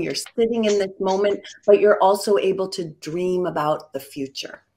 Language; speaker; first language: English; native; English